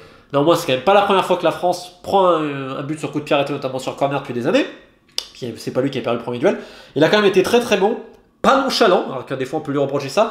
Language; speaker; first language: French; native; French